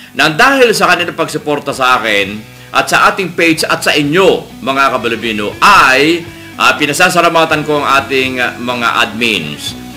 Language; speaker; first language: Filipino; native; Filipino